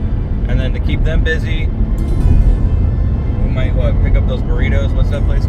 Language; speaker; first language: English; native; English